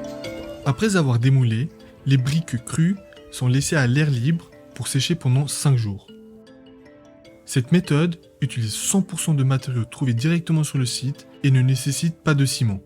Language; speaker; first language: French; native; French